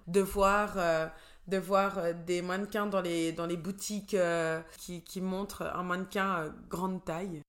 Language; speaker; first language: French; early bilingual, other home language; Portuguese